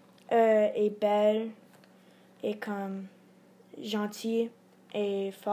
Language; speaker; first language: French; non-native, learner; English